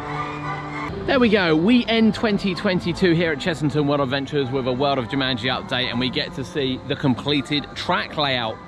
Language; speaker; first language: English; native; English